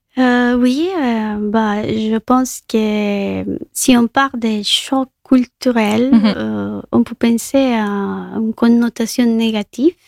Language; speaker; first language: French; non-native, fluent; Spanish